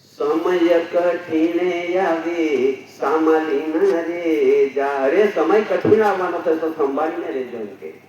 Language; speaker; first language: Gujarati; non-native, local second language; Bhili